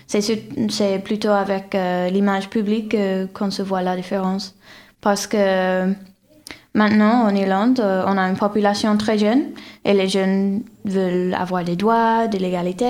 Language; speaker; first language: French; non-native, fluent; English